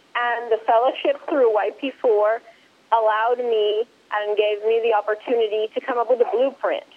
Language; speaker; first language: English; early bilingual, other home language; Spanish